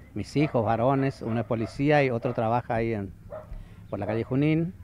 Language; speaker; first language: Spanish; native; Spanish